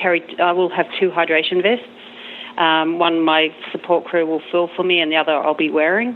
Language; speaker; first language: English; native; English